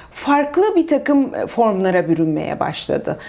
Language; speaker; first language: Turkish; native; Turkish